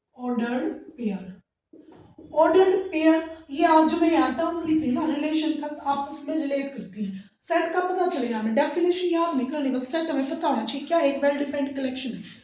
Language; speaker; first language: Hindi; native; Hindi